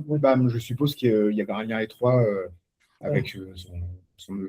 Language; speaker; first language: French; native; French